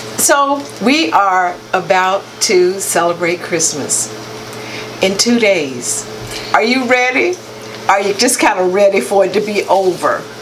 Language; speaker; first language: English; native; English